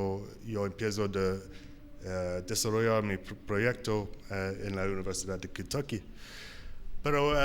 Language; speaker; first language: Spanish; non-native, learner; English